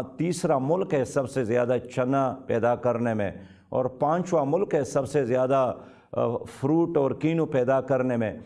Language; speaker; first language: Urdu; non-native, local second language; Pashto